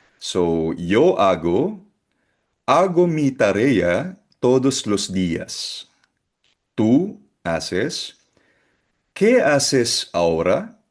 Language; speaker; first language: Spanish; non-native, fluent; Filipino